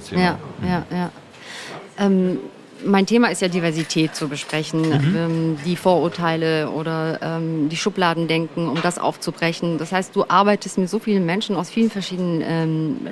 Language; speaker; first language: German; early bilingual, other home language; Turkish